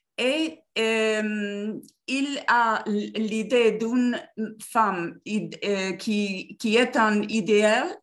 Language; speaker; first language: French; non-native, learner; Spanish